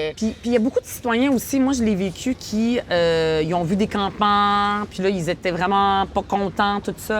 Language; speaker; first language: French; native; French